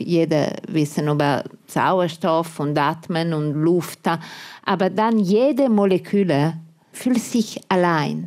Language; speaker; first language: German; non-native, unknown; Italian